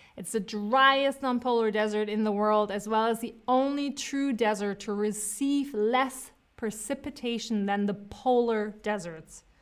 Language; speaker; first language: English; non-native, fluent; German